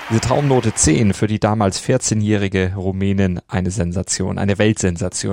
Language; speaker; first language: German; native; German